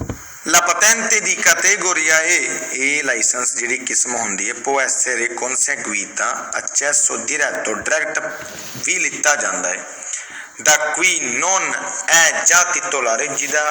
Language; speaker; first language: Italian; non-native, fluent; Punjabi